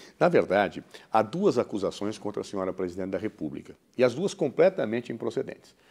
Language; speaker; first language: Portuguese; native; Portuguese